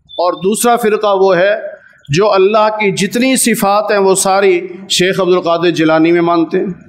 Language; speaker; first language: Urdu; non-native, local second language; Punjabi